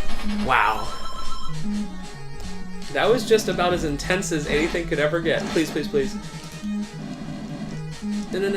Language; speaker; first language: English; native; English